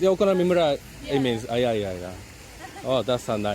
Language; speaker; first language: English; non-native, learner; Japanese